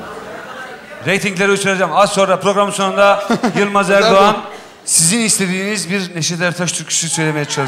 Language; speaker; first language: Turkish; native; Turkish